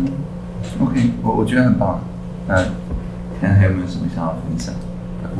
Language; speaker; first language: Chinese; native; Chinese